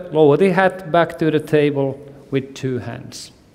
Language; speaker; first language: English; non-native, fluent; Finnish